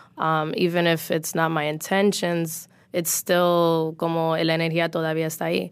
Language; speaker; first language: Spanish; early bilingual, heritage; Spanish